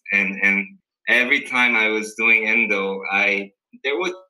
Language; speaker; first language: English; early bilingual, other home language; Korean